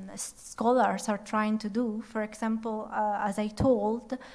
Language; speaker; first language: English; non-native, fluent; Italian